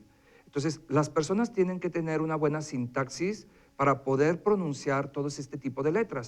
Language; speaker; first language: Spanish; native; Spanish